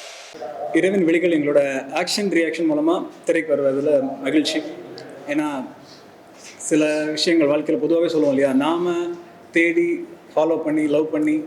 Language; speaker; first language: Tamil; native; Tamil